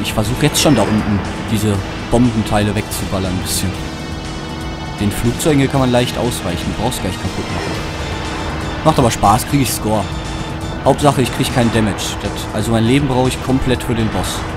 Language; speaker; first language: German; native; German